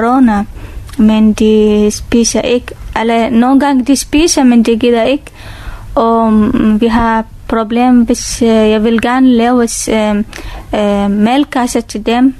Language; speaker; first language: Danish; non-native, learner; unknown